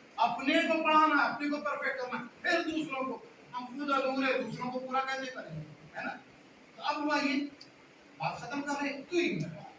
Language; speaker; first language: Urdu; native; Urdu